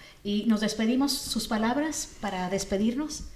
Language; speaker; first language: Spanish; native; Spanish